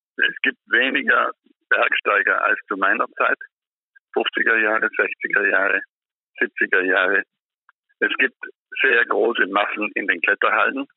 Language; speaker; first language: German; native; German